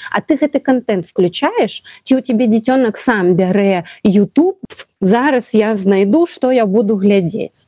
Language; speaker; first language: Belarusian; non-native, local second language; Russian